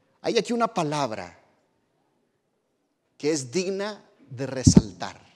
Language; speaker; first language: Spanish; native; Spanish